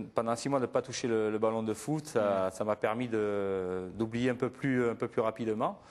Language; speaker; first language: French; native; French